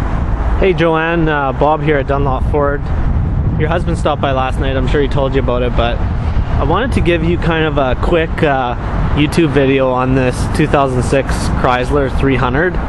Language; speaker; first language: English; native; English